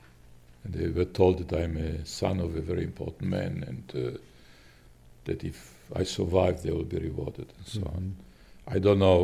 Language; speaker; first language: English; non-native, fluent; Slovak